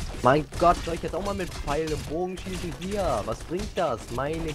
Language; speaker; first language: German; native; German